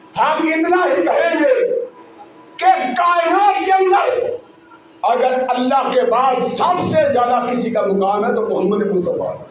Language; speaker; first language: Urdu; non-native, local second language; Punjabi